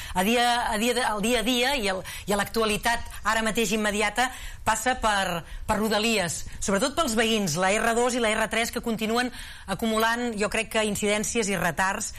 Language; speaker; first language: Catalan; native; Catalan